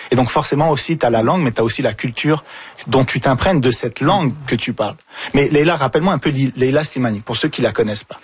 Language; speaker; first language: French; early bilingual, other home language; Arabic